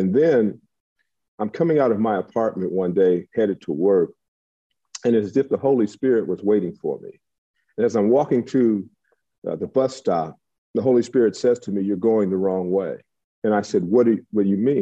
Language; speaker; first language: English; native; English